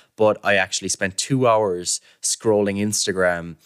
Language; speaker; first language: English; native; English